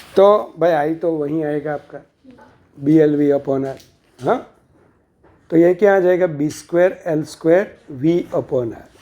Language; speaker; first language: Hindi; non-native, local second language; Gujarati